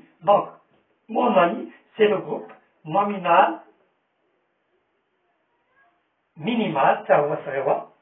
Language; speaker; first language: French; non-native, local second language; Arabic